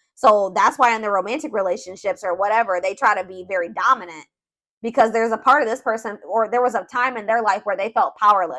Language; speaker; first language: English; native; English